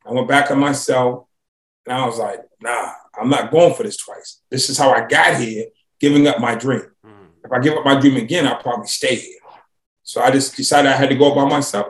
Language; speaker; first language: English; native; English